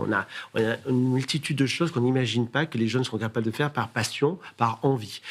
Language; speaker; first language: French; native; French